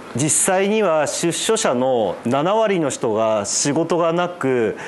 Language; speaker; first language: Japanese; native; Japanese